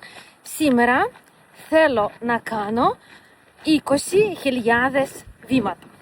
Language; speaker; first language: Greek; non-native, fluent; Russian